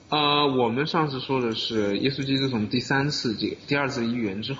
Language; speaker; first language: Chinese; native; Chinese